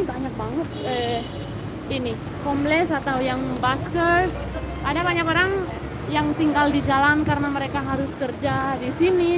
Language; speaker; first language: Indonesian; non-native, fluent; Spanish